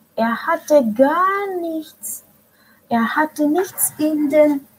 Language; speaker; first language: German; non-native, fluent; Russian